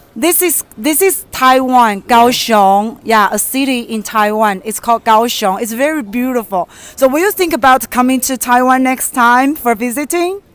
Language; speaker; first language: English; non-native, fluent; Chinese